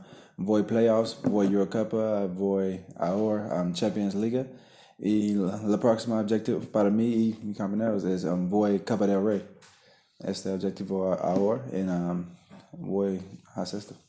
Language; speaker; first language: Spanish; non-native, learner; English